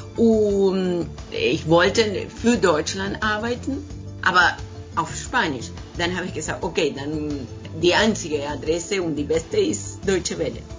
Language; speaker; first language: German; non-native, fluent; Spanish